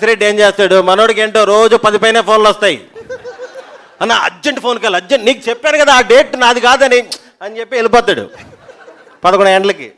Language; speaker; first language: Telugu; native; Telugu